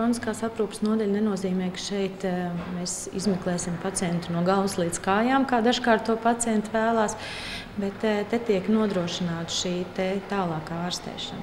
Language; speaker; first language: Latvian; native; Latvian